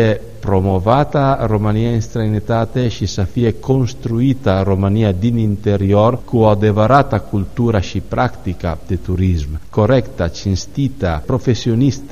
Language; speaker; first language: Romanian; non-native, fluent; Italian